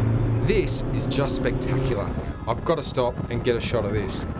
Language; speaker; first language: English; native; English